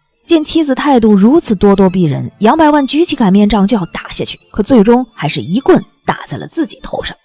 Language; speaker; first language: Chinese; native; Chinese